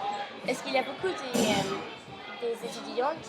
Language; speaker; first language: French; non-native, learner; English